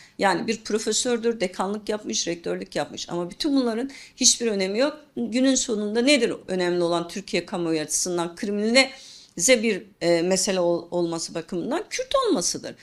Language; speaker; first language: Turkish; non-native, local second language; Kurdish